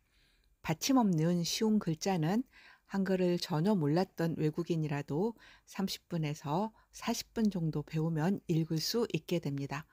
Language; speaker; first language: Korean; native; Korean